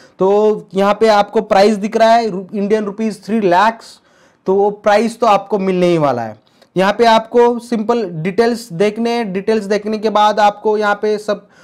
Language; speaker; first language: Hindi; non-native, local second language; Marathi